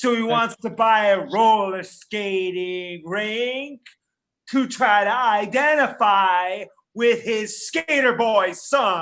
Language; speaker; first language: English; native; English